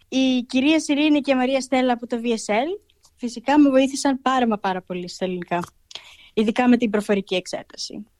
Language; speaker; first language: Greek; early bilingual, heritage; Greek